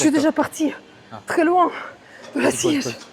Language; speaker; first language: French; non-native, fluent; Russian